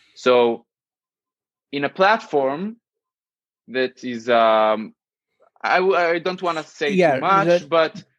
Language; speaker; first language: English; non-native, fluent; Hebrew